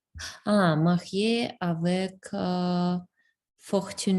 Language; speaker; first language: French; non-native, learner; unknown